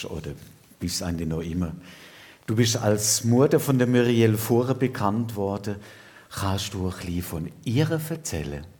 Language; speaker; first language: German; native; German